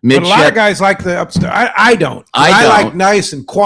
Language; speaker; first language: English; native; English